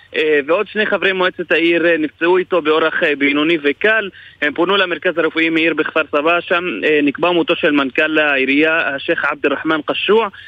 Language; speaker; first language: Hebrew; non-native, local second language; Arabic